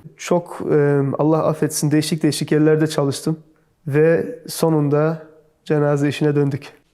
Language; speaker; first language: Turkish; early bilingual, heritage; Turkish